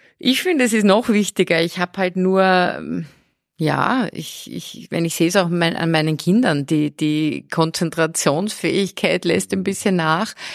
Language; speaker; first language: German; early bilingual, heritage; German